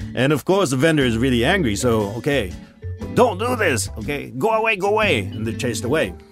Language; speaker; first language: English; early bilingual, other home language; Japanese